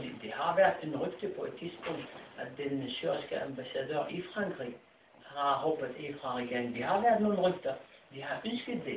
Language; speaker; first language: Danish; non-native, fluent; Arabic